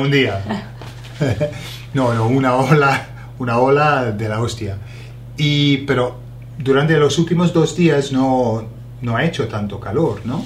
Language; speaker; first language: Spanish; non-native, fluent; English